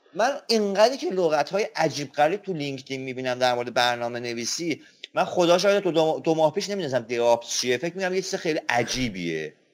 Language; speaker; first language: Persian; non-native, local second language; Azerbaijani